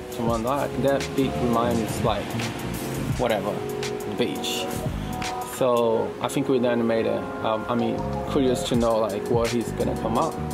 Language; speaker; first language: English; non-native, fluent; Portuguese